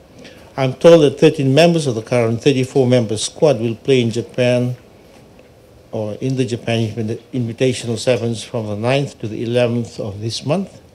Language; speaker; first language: English; non-native, local second language; Fijian